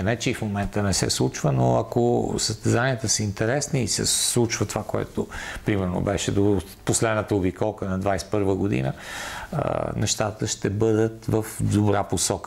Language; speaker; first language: Bulgarian; native; Bulgarian